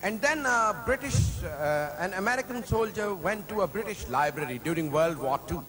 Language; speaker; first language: English; non-native, local second language; Urdu